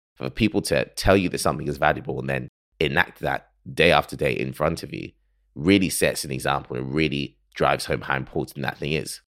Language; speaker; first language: English; early bilingual, other home language; Akan